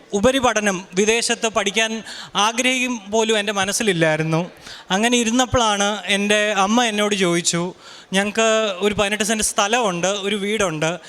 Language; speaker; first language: Malayalam; early bilingual, heritage; Malayalam